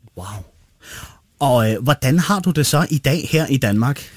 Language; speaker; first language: Danish; native; Danish